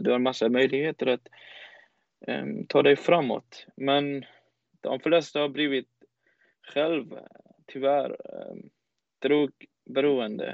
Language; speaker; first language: Swedish; non-native, fluent; Persian